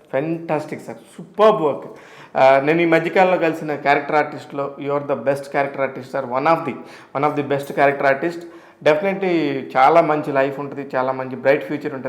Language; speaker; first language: Telugu; native; Telugu